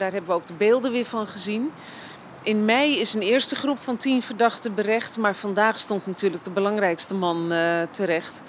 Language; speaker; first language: Dutch; native; Dutch